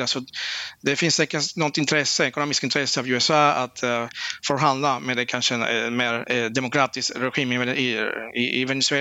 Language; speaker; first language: Swedish; non-native, fluent; Spanish